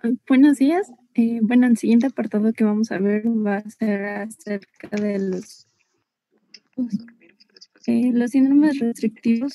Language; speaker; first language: Spanish; native; Spanish